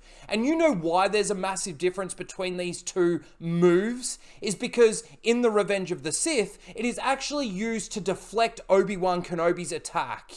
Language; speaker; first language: English; native; English